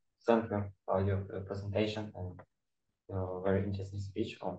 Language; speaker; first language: English; non-native, fluent; Ukrainian